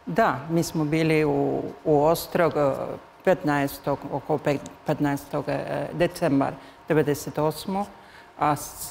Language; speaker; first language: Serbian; early bilingual, heritage; Spanish